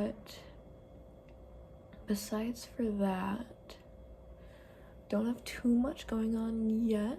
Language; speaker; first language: English; native; English